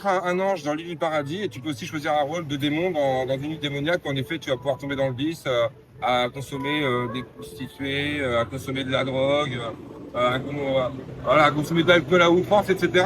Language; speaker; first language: French; native; French